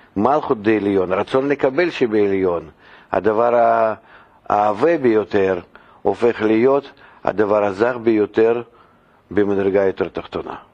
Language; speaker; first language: Hebrew; non-native, fluent; Russian